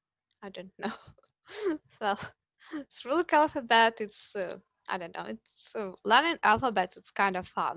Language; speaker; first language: English; non-native, fluent; Ukrainian